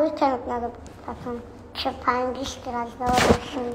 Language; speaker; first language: Russian; non-native, local second language; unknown